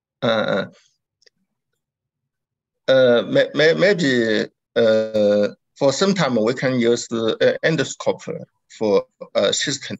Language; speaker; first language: English; non-native, learner; Chinese